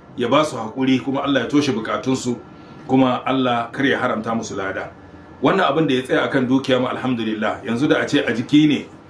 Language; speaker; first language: Hausa; native; Hausa